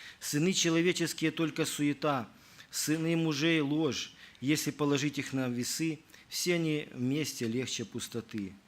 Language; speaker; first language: Russian; native; Russian